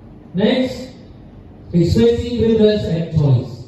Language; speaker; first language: English; non-native, learner; Indonesian